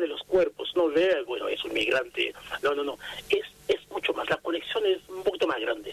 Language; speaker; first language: Spanish; non-native, fluent; Haitian Creole